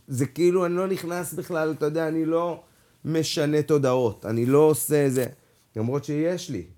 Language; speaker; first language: Hebrew; non-native, local second language; Arabic